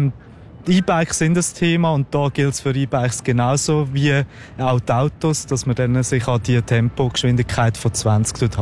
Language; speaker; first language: German; native; German